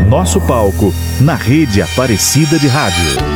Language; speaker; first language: Portuguese; native; Portuguese